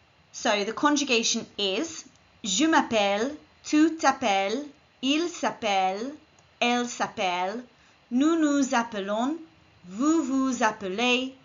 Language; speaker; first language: French; non-native, fluent; English